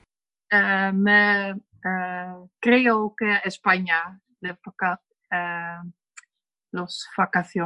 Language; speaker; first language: Spanish; non-native, learner; Dutch